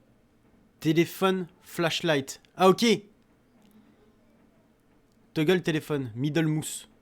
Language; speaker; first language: French; native; French